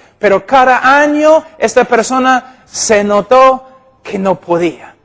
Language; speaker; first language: Spanish; non-native, fluent; English